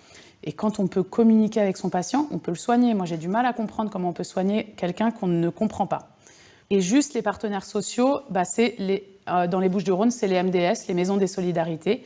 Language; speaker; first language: French; native; French